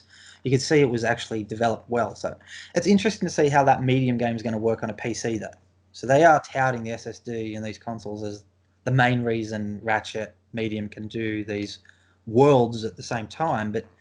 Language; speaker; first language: English; native; English